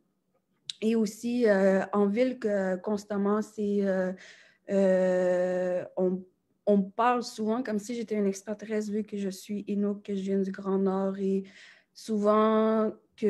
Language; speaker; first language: French; native; French